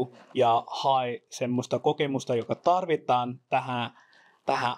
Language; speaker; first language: Finnish; non-native, fluent; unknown